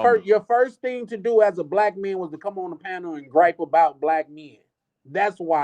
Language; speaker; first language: English; native; English